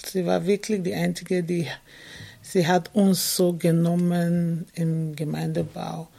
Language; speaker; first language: German; non-native, fluent; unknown